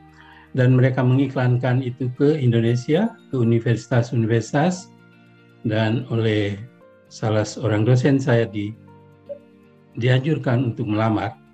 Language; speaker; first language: Indonesian; non-native, local second language; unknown